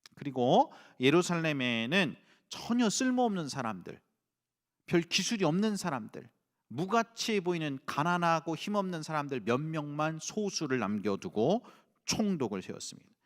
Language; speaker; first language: Korean; native; Korean